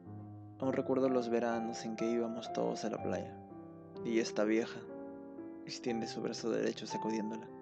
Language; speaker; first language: Spanish; native; Spanish